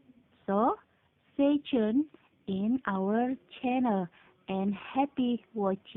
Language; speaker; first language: English; non-native, fluent; Indonesian